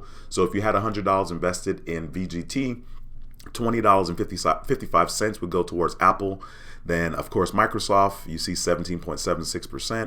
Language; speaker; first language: English; native; English